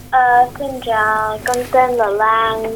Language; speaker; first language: Vietnamese; early bilingual, heritage; Vietnamese